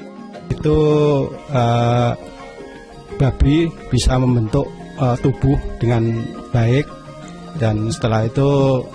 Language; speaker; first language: Indonesian; non-native, local second language; Javanese